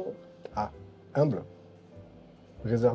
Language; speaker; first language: French; native; French